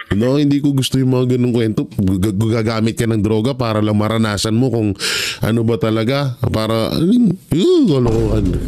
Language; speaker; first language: Filipino; non-native, local second language; Cebuano